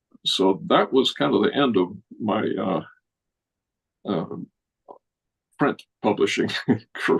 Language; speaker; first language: English; native; English